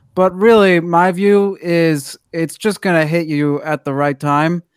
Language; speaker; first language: English; native; English